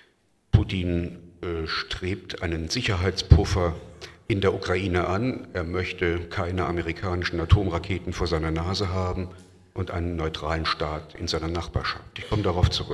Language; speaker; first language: German; native; German